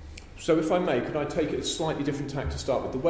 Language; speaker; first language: English; native; English